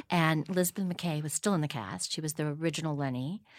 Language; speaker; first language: English; native; English